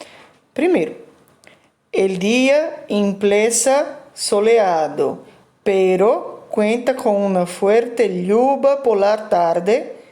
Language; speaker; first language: Spanish; non-native, fluent; Portuguese